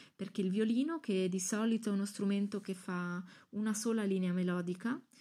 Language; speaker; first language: Italian; non-native, fluent; Greek